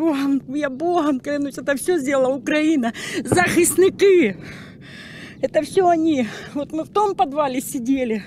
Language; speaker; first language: Russian; native; Russian